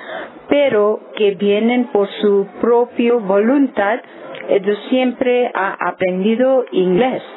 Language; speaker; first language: Spanish; non-native, learner; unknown